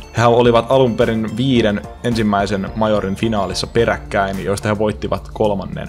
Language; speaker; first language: Finnish; native; Finnish